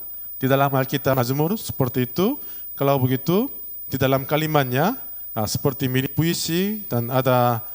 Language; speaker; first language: Indonesian; non-native, learner; Korean